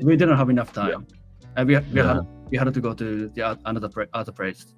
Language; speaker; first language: English; non-native, learner; Japanese